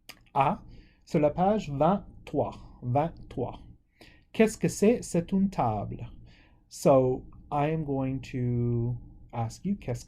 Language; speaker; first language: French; non-native, fluent; English